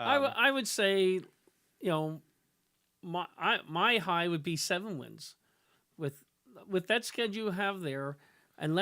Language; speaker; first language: English; native; English